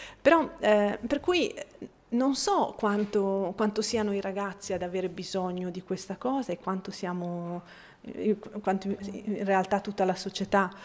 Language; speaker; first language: Italian; non-native, fluent; Bosnian